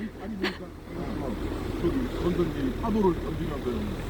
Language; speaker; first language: Korean; native; Korean